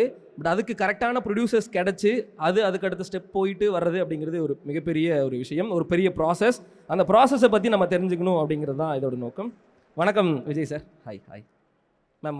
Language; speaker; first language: Tamil; native; Tamil